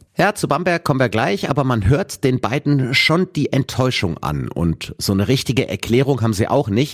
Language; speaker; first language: German; native; German